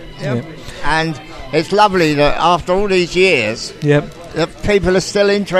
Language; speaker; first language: English; native; English